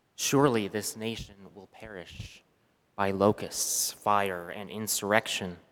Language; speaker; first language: English; native; English